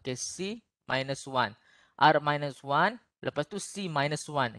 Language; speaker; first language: English; non-native, local second language; Malay